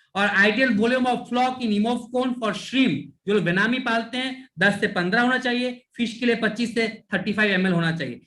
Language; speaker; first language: Hindi; non-native, local second language; Bangla